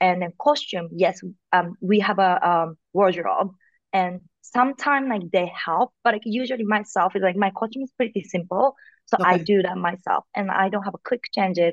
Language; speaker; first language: English; non-native, learner; Japanese